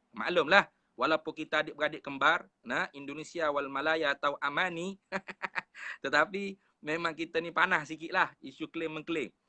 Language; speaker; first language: Malay; native; Malay